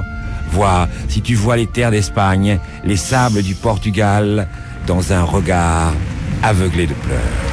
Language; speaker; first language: French; native; French